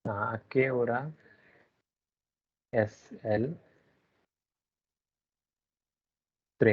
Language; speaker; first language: Spanish; non-native, learner; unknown